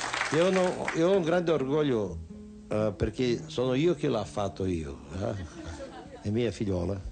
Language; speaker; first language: Italian; non-native, fluent; Portuguese